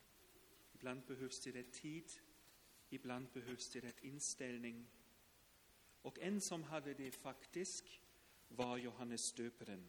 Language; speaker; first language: Swedish; non-native, fluent; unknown